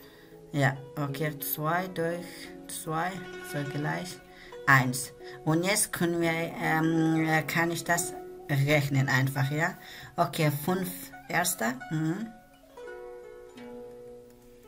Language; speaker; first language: German; non-native, learner; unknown